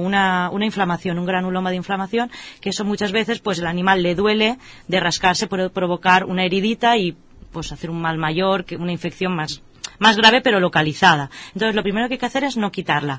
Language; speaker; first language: Spanish; native; Spanish